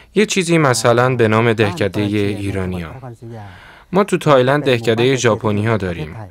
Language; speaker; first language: Persian; non-native, fluent; Thai